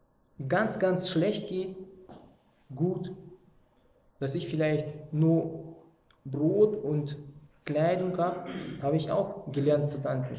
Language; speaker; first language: German; non-native, fluent; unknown